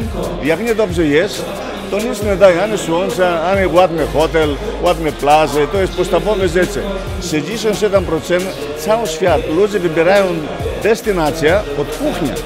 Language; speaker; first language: Polish; non-native, fluent; Greek